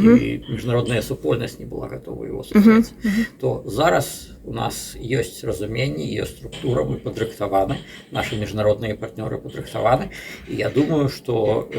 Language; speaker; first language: Belarusian; non-native, local second language; Russian